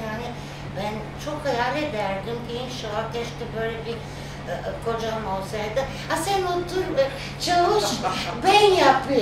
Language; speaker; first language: Turkish; non-native, fluent; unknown